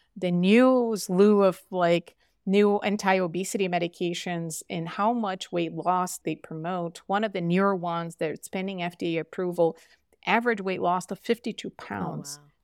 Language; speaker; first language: English; non-native, fluent; Portuguese